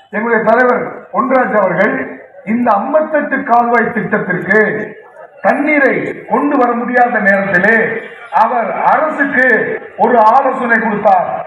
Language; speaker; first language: Tamil; native; Tamil